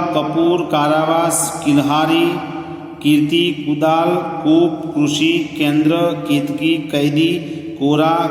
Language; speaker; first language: Hindi; non-native, local second language; Gujarati